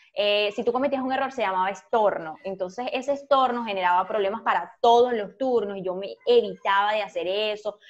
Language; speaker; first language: Spanish; native; Spanish